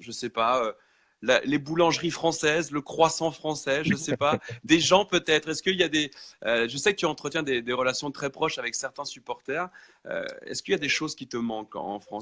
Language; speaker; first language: French; native; French